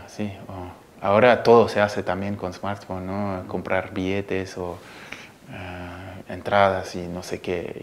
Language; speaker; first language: Spanish; early bilingual, heritage; Spanish